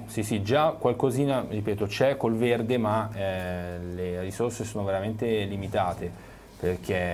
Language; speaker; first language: Italian; native; Italian